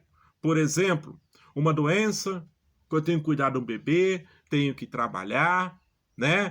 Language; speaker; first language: Portuguese; native; Portuguese